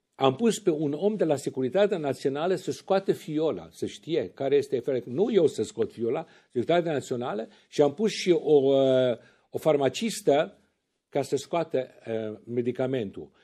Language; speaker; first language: Romanian; native; Romanian